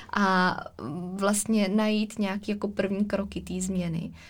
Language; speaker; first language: Czech; native; Czech